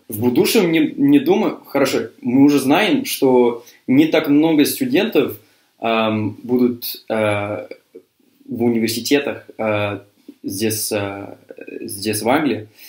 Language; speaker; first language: Russian; non-native, fluent; English